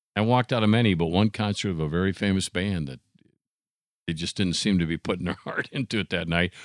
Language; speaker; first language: English; non-native, fluent; Italian